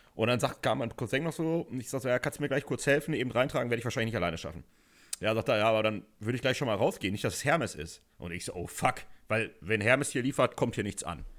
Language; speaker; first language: German; native; German